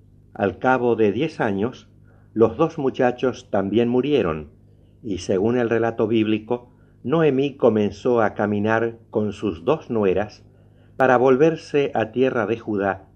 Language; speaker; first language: Spanish; native; Spanish